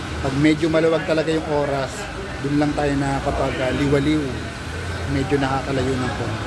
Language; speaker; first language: Filipino; non-native, local second language; Bikol